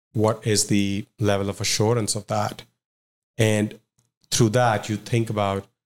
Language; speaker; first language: English; non-native, local second language; Punjabi